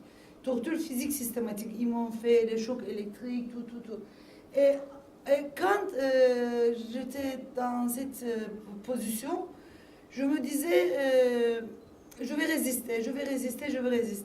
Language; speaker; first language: French; non-native, fluent; Turkish